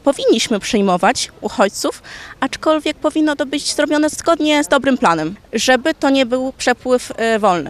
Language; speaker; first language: Polish; native; Polish